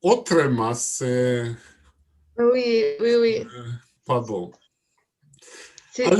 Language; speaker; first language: French; non-native, learner; Russian